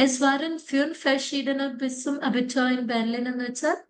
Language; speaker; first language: German; non-native, fluent; Malayalam